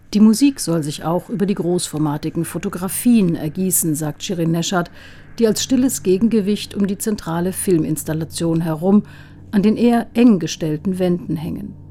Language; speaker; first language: German; native; German